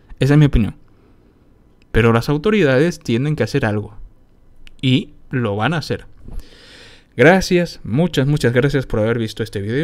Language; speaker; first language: Spanish; native; Spanish